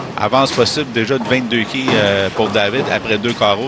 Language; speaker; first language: French; native; French